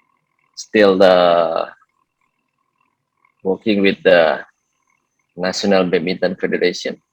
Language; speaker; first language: English; non-native, learner; Indonesian